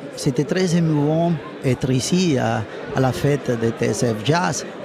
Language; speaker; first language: French; non-native, fluent; Spanish